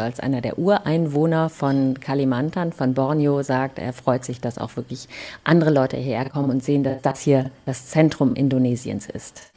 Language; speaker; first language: German; native; German